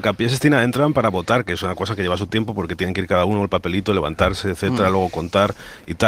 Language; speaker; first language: Spanish; native; Spanish